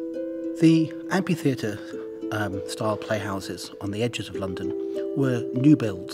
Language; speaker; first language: English; native; English